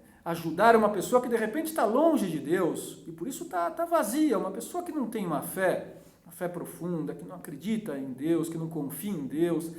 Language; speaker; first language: Portuguese; native; Portuguese